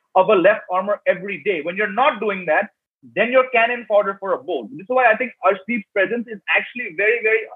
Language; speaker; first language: English; native; English